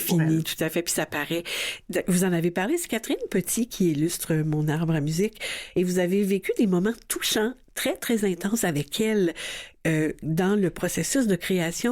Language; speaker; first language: French; native; French